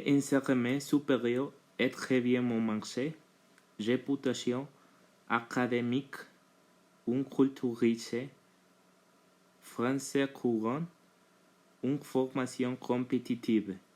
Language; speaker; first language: French; non-native, learner; Spanish